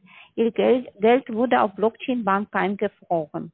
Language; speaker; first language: German; non-native, learner; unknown